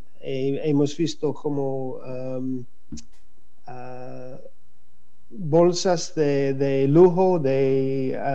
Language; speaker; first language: Spanish; non-native, learner; English